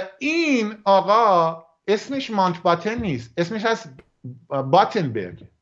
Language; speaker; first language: Persian; native; Persian